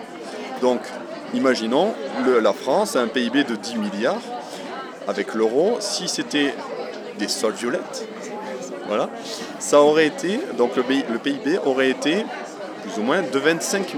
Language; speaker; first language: French; native; French